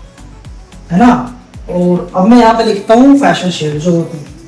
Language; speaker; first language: Hindi; native; Hindi